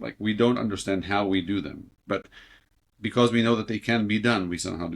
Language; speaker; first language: English; native; English